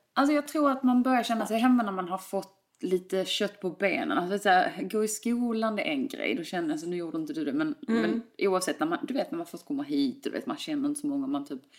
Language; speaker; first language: Swedish; native; Swedish